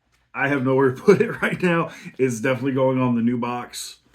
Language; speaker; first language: English; native; English